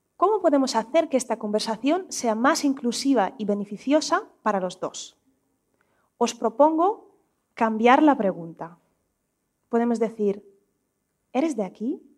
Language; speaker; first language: Spanish; non-native, fluent; Russian